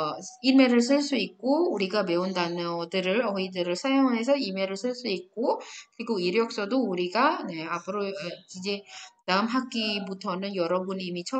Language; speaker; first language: Korean; non-native, fluent; Indonesian